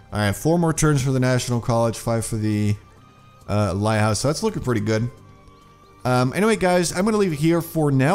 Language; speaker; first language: English; native; English